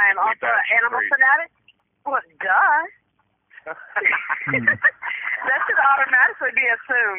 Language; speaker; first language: English; native; English